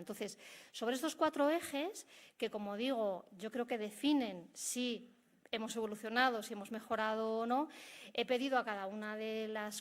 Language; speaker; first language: Spanish; native; Spanish